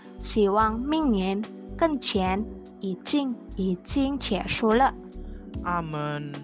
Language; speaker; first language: Chinese; non-native, learner; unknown